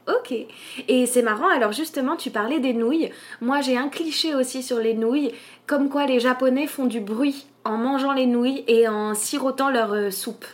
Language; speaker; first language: French; native; French